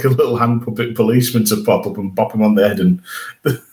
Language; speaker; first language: English; native; English